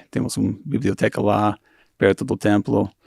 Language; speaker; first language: Portuguese; non-native, fluent; English